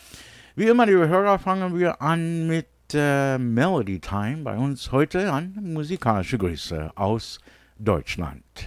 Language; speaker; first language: German; early bilingual, heritage; English